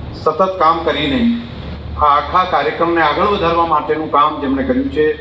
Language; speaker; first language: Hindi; non-native, local second language; Gujarati